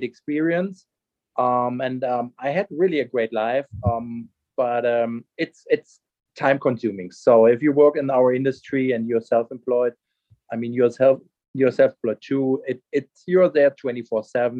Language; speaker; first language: English; non-native, fluent; German